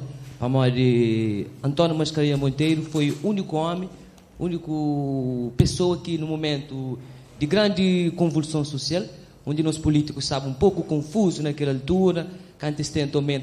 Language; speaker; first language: Portuguese; non-native, local second language; Kabuverdianu